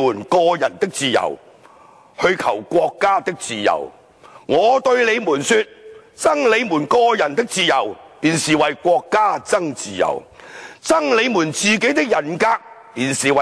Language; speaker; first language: Chinese; non-native, local second language; Cantonese